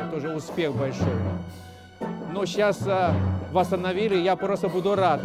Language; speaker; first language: Russian; non-native, learner; Chinese